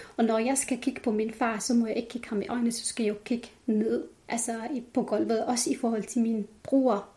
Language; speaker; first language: Danish; non-native, fluent; Arabic